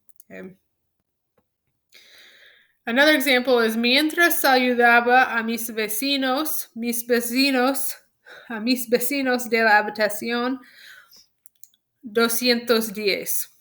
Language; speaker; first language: Spanish; non-native, fluent; English